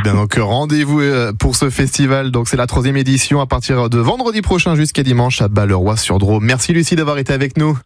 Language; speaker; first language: French; native; French